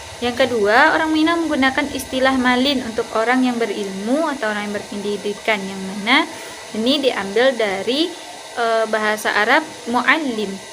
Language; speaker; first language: Indonesian; non-native, local second language; Minangkabau